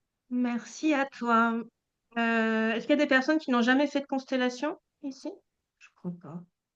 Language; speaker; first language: French; native; French